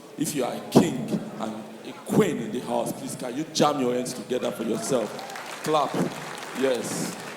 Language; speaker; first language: Nigerian Pidgin; native; Nigerian Pidgin